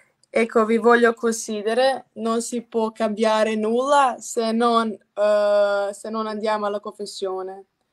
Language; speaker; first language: Italian; non-native, fluent; Croatian